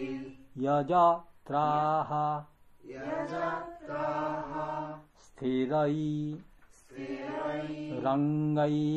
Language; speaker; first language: Japanese; non-native, fluent; Bangla